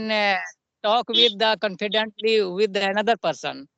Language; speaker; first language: English; non-native, learner; Hindi